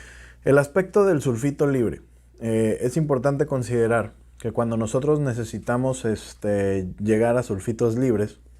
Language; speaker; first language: Spanish; native; Spanish